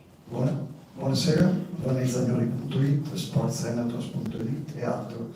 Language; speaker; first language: Italian; native; Italian